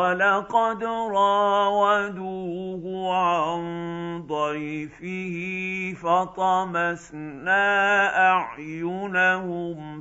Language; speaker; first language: Arabic; native; Arabic